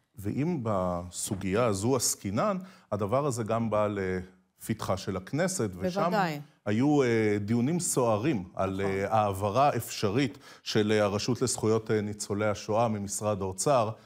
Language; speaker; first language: Hebrew; native; Hebrew